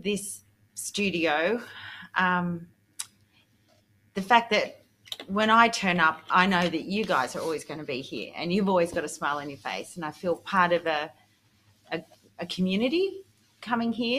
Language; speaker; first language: English; native; English